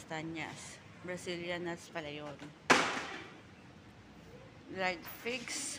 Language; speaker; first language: English; non-native, local second language; Filipino